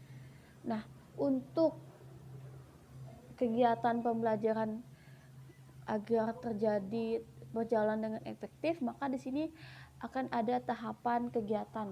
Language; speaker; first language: Indonesian; native; Indonesian